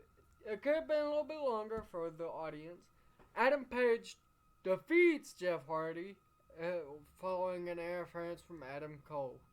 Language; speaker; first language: English; native; English